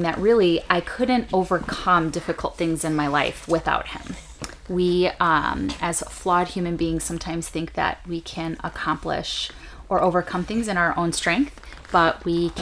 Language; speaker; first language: English; native; English